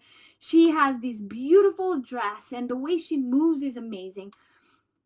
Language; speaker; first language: English; non-native, fluent; Spanish